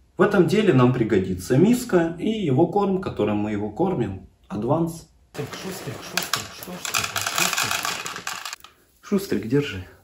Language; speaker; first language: Russian; native; Russian